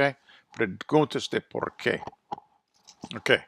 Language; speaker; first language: Spanish; non-native, fluent; English